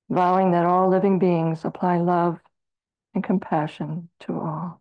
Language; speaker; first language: English; native; English